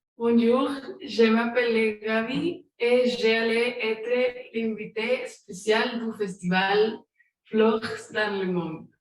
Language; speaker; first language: French; non-native, learner; Spanish